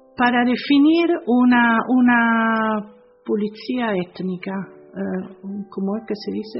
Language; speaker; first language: Spanish; non-native, fluent; Italian